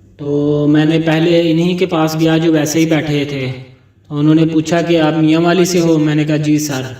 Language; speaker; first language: Urdu; non-native, local second language; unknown